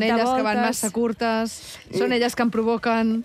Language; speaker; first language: Catalan; native; Catalan